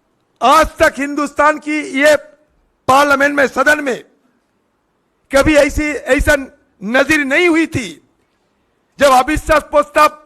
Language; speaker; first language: Hindi; non-native, local second language; Bangla